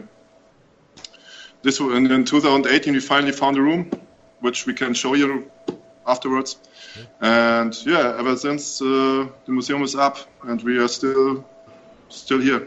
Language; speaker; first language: English; non-native, fluent; German